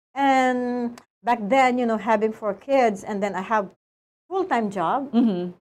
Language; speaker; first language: English; non-native, local second language; Filipino